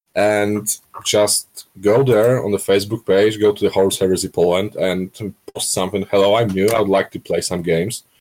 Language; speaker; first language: English; non-native, fluent; Polish